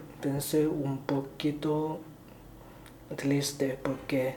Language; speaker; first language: Spanish; non-native, learner; Chinese